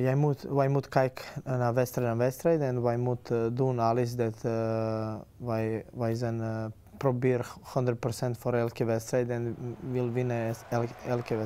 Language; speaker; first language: Dutch; non-native, learner; Serbian